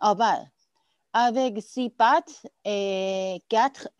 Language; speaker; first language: French; non-native, learner; Chinese